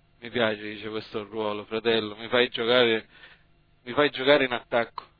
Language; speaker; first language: Italian; early bilingual, heritage; English